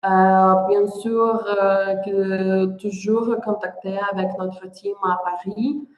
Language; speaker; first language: French; non-native, learner; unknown